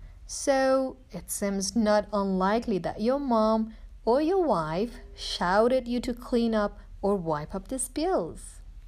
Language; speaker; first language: English; non-native, fluent; Persian